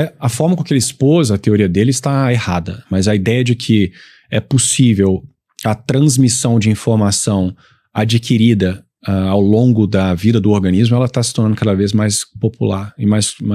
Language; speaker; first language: Portuguese; native; Portuguese